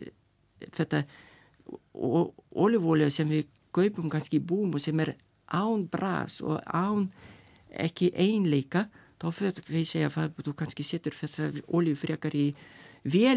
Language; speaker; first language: Icelandic; non-native, learner; Lithuanian